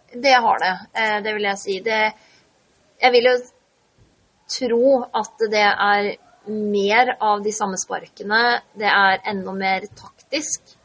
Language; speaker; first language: Norwegian; native; Norwegian